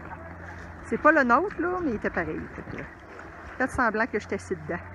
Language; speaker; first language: French; native; French